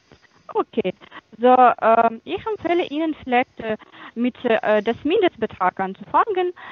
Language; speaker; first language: German; non-native, fluent; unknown